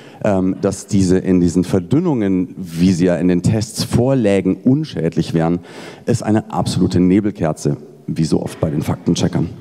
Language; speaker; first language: German; native; German